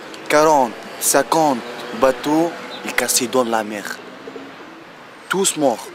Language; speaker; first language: French; non-native, learner; Arabic